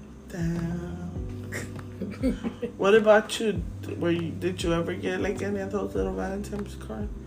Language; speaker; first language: English; early bilingual, other home language; Spanish